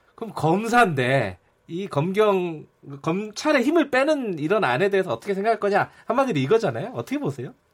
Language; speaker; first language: Korean; native; Korean